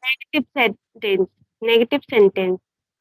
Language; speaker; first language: English; non-native, learner; Hindi